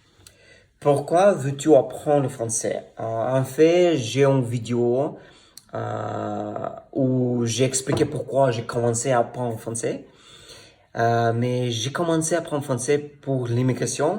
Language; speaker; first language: French; non-native, learner; Russian